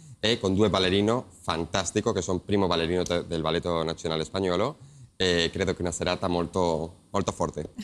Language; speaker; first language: Italian; non-native, learner; Spanish